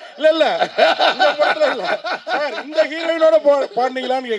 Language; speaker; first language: Tamil; native; Tamil